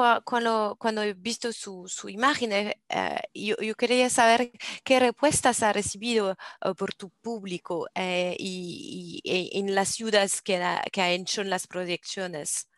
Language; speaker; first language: Spanish; non-native, learner; English